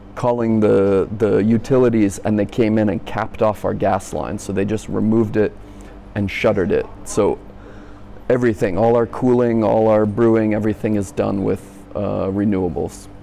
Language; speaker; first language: English; native; English